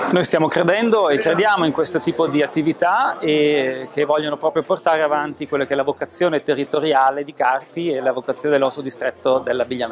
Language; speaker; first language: Italian; native; Italian